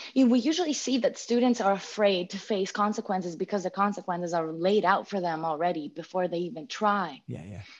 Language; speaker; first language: English; non-native, fluent; Greek